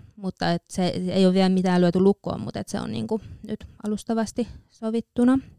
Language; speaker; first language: Finnish; native; Finnish